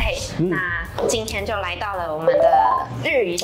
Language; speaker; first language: Chinese; native; Chinese